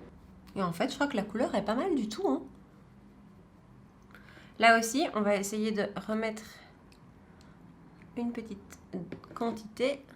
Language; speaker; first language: French; native; French